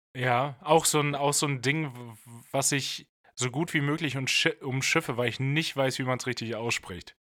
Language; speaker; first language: German; native; German